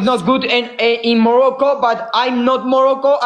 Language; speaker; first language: English; non-native, learner; Spanish